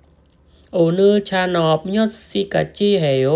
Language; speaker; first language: Korean; non-native, learner; Khmer